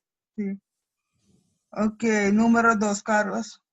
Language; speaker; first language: Spanish; non-native, learner; Russian